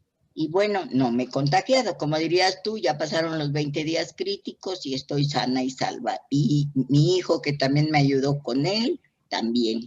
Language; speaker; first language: Spanish; native; Spanish